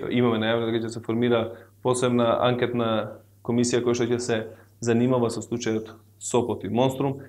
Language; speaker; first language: Macedonian; non-native, local second language; Albanian